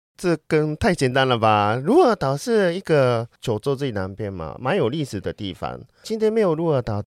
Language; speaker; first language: Chinese; non-native, fluent; Japanese